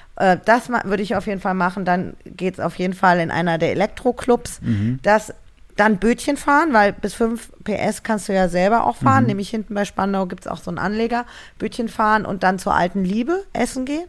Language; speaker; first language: German; native; German